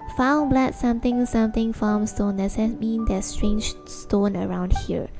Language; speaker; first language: English; native; English